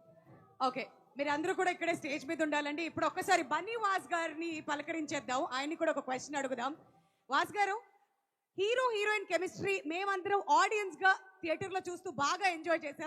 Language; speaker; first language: Telugu; native; Telugu